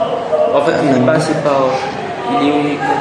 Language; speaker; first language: French; native; French